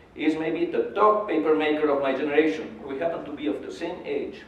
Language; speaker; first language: English; non-native, fluent; Spanish